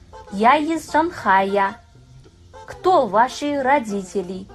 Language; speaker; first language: Russian; non-native, fluent; Kazakh